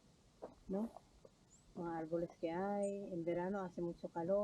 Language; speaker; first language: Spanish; non-native, learner; Filipino